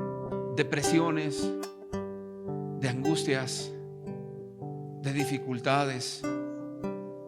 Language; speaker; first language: Spanish; native; Spanish